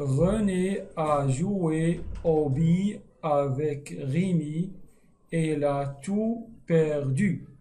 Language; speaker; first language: French; non-native, fluent; Arabic